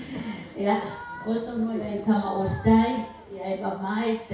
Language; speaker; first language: Danish; non-native, learner; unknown